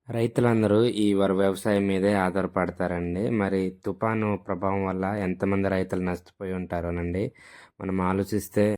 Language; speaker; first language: Telugu; non-native, local second language; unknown